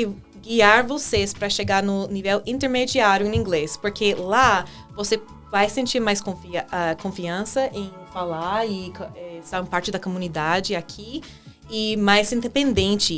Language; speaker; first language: Portuguese; non-native, fluent; English